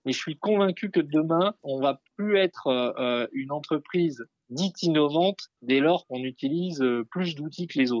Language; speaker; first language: French; native; French